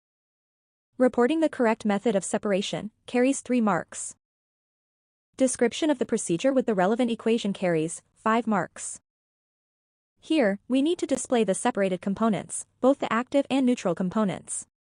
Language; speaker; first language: English; non-native, local second language; Malayalam